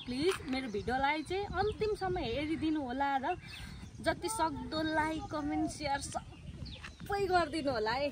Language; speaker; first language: Nepali; native; Nepali